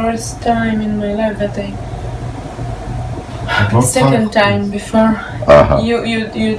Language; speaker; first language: English; non-native, learner; Hebrew